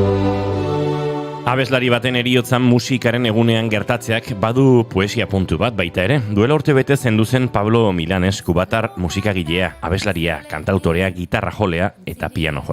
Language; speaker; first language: Basque; native; Basque